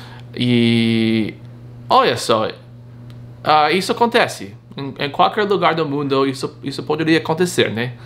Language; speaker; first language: Portuguese; non-native, fluent; English